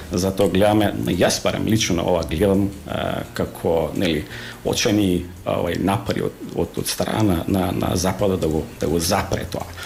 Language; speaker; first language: Macedonian; native; Macedonian